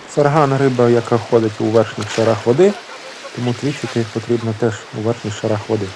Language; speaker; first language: Ukrainian; native; Ukrainian